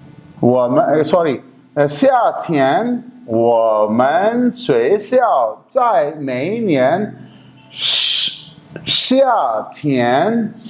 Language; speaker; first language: Chinese; non-native, fluent; Urdu